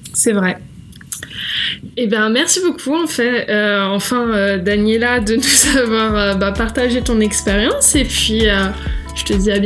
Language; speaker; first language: French; native; French